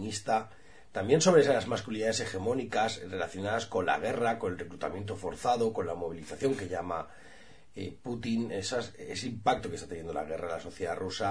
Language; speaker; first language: Spanish; native; Spanish